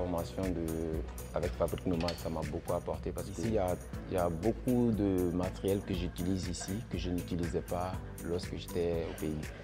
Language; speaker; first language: French; non-native, fluent; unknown